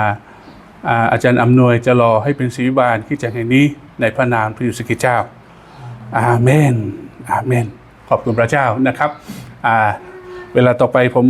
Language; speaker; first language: Thai; native; Thai